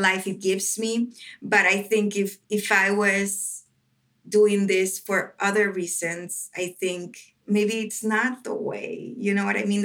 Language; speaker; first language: English; non-native, fluent; Spanish